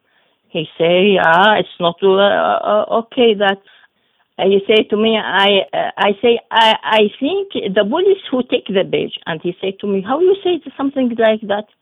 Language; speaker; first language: English; non-native, learner; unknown